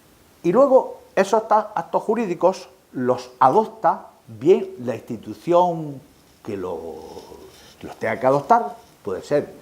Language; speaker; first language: Spanish; native; Spanish